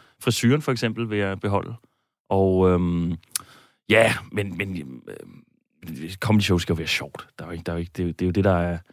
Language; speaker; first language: Danish; native; Danish